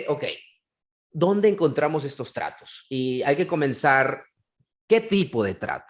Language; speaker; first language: Spanish; native; Spanish